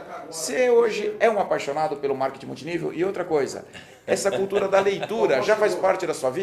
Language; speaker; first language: Portuguese; native; Portuguese